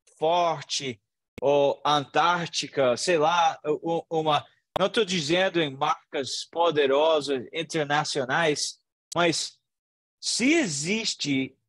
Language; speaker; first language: Portuguese; non-native, learner; English